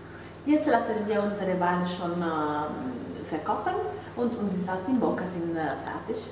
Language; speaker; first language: German; non-native, learner; Italian